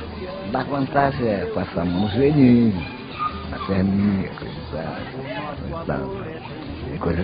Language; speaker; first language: Portuguese; native; Portuguese